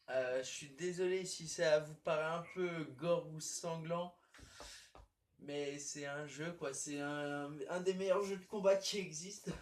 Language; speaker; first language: French; native; French